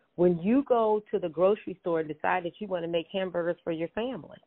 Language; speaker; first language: English; native; English